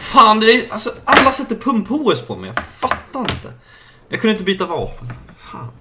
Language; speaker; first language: Swedish; native; Swedish